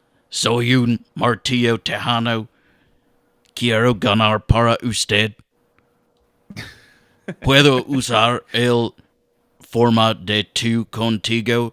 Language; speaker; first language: Spanish; non-native, learner; English